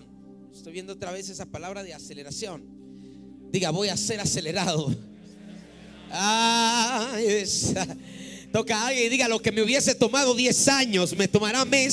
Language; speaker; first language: Spanish; native; Spanish